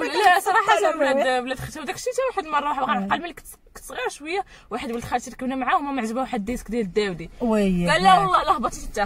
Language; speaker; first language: Arabic; native; Arabic